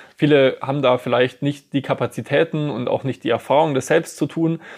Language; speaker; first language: German; native; German